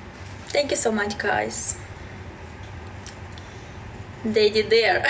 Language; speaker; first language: English; non-native, learner; Belarusian